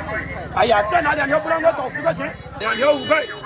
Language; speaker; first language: Chinese; native; Chinese